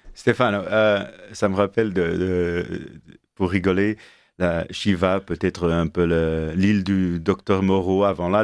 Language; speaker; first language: French; non-native, fluent; Portuguese